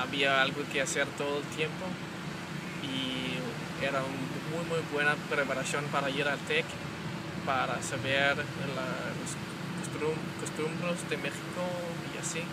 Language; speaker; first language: Spanish; non-native, learner; Danish